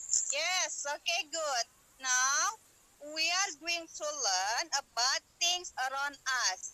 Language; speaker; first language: English; non-native, learner; Indonesian